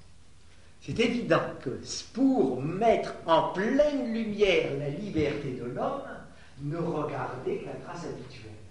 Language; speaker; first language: French; native; French